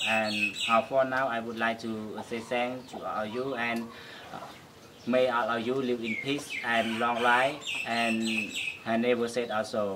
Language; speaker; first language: English; non-native, learner; Khmer